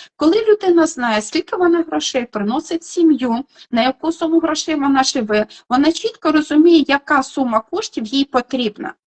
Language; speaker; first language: Ukrainian; non-native, local second language; Russian